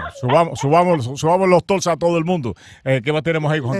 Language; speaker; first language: Spanish; native; Spanish